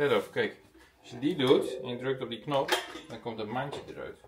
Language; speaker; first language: Dutch; native; Dutch